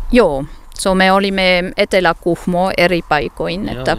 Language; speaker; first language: Finnish; non-native, fluent; French